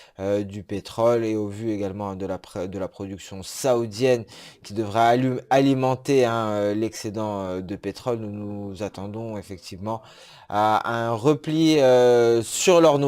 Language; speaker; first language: French; native; French